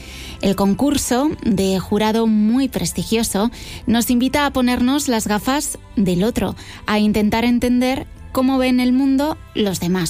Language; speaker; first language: Spanish; native; Spanish